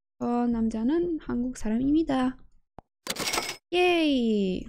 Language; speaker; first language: Korean; non-native, learner; Polish